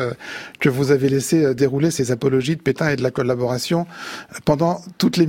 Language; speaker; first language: French; native; French